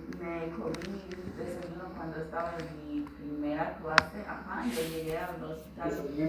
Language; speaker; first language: Spanish; non-native, fluent; English